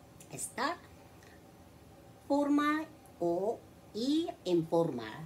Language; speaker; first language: Spanish; non-native, learner; Korean